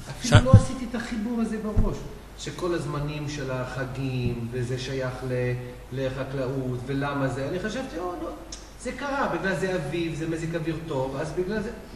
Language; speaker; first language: Hebrew; non-native, learner; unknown